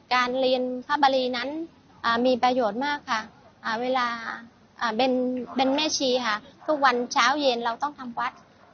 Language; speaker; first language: Thai; non-native, fluent; Vietnamese